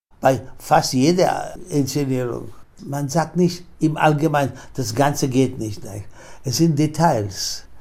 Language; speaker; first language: German; non-native, fluent; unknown